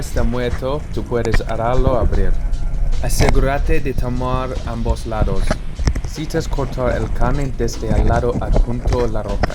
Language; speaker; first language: Spanish; non-native, learner; English